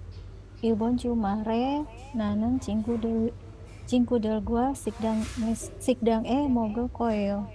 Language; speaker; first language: Korean; non-native, learner; Indonesian